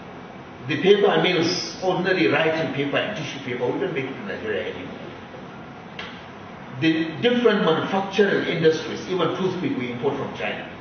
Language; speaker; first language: English; non-native, local second language; Hausa